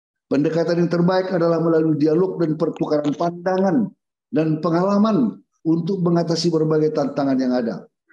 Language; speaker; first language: Indonesian; native; Indonesian